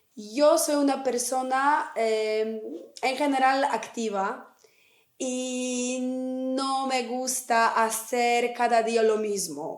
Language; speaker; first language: Spanish; non-native, fluent; Polish